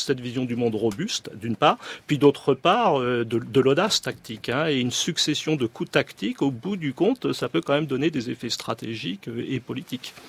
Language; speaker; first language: French; native; French